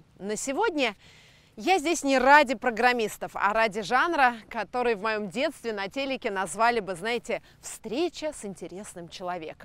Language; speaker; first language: Russian; native; Russian